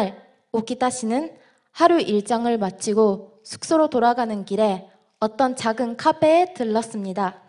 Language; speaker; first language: Korean; non-native, fluent; Japanese